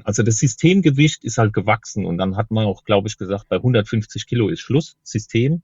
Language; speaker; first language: German; native; German